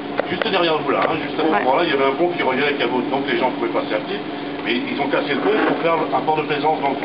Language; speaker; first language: French; native; French